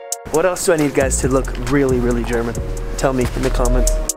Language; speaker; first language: English; native; English